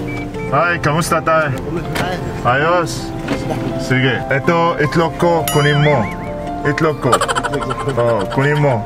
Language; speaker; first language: Filipino; non-native, learner; Arabic